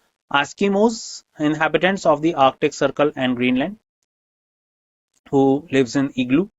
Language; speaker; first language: English; non-native, local second language; Hindi